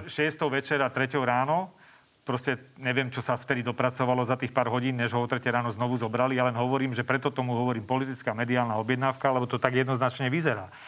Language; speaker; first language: Slovak; native; Slovak